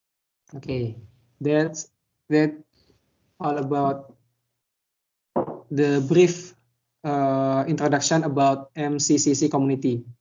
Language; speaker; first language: English; non-native, learner; Indonesian